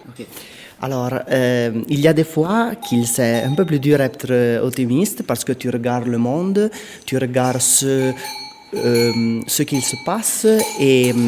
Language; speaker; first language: French; non-native, local second language; Italian